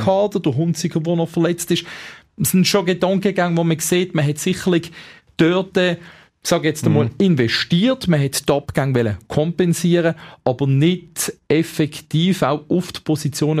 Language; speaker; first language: German; native; German